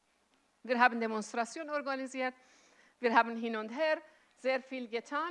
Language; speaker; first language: German; non-native, fluent; Azerbaijani